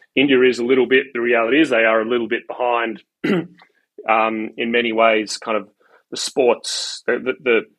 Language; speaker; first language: English; native; English